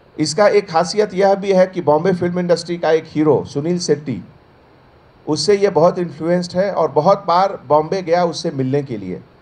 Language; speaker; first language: Hindi; native; Hindi